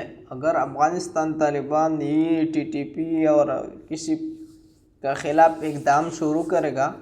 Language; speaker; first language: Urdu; non-native, local second language; Pashto